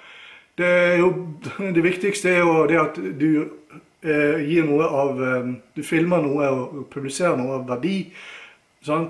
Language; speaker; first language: Norwegian; native; Norwegian